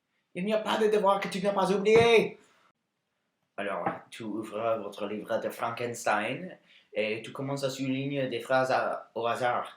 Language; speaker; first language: French; non-native, learner; English